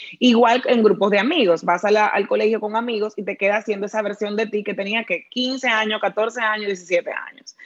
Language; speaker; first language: Spanish; native; Spanish